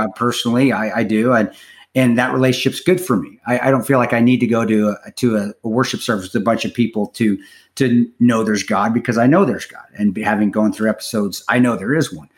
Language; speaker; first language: English; native; English